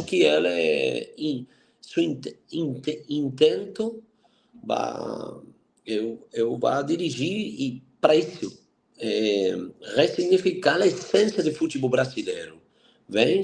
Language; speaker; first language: Portuguese; non-native, fluent; Spanish